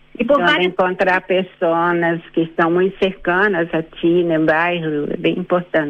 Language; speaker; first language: Spanish; non-native, fluent; Portuguese